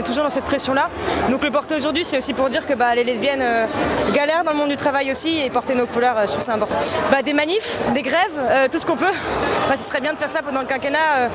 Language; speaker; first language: French; native; French